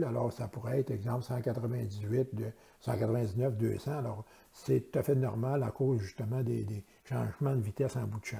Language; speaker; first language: French; native; French